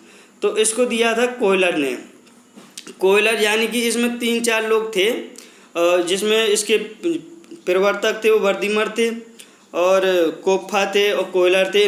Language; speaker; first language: Hindi; native; Hindi